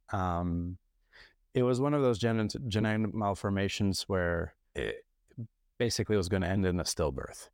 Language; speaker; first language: English; non-native, fluent; French